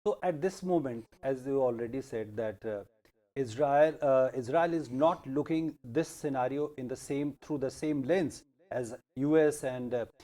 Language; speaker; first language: English; non-native, local second language; Hindi